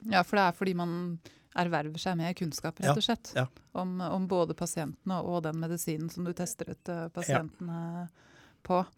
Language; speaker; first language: Norwegian; native; Norwegian